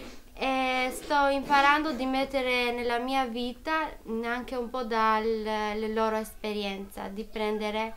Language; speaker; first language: Italian; non-native, fluent; Albanian